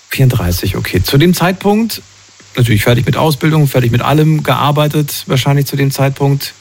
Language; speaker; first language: German; native; German